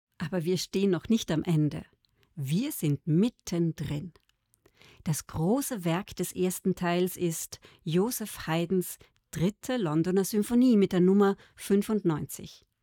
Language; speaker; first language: German; native; German